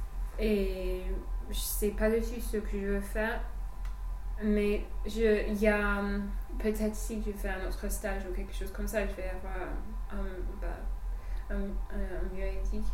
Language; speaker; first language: French; non-native, fluent; English